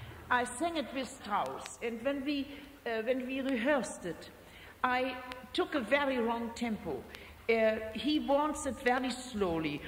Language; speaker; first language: English; non-native, fluent; German